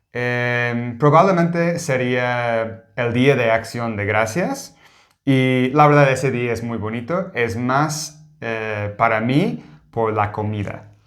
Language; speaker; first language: Spanish; non-native, fluent; English